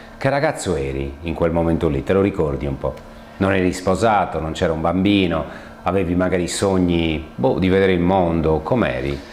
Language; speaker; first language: Italian; native; Italian